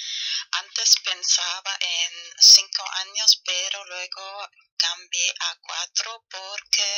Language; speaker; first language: Spanish; non-native, fluent; German